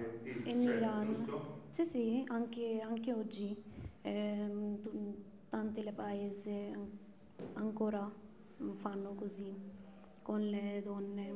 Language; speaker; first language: Italian; non-native, learner; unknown